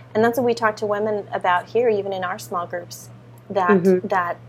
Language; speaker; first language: English; native; English